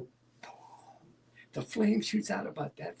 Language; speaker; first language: English; native; English